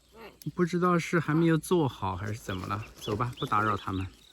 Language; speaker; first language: Chinese; native; Chinese